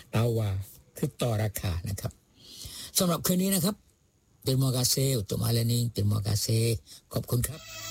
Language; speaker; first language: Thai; non-native, local second language; Malay